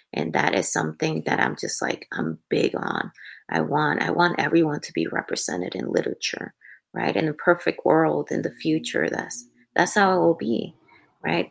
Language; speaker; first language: English; non-native, fluent; Spanish